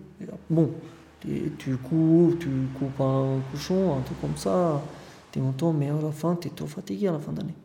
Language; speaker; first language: French; non-native, fluent; Romanian